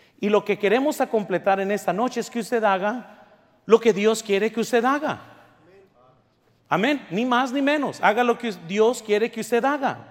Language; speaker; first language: Spanish; early bilingual, heritage; Spanish